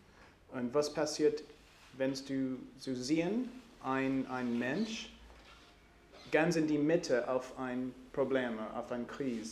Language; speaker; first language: German; non-native, learner; English